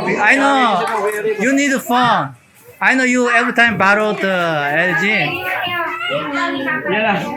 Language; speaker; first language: English; non-native, learner; Korean